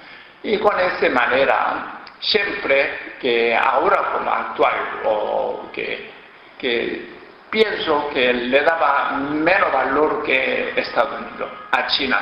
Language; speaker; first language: Spanish; non-native, learner; Korean